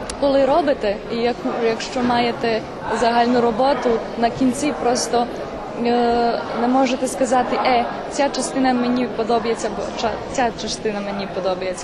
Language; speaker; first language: Ukrainian; non-native, local second language; Serbian